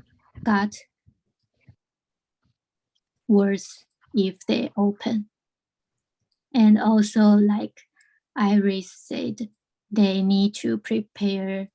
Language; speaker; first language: English; non-native, learner; Chinese